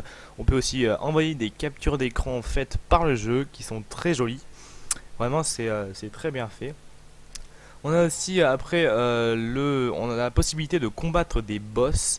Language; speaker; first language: French; native; French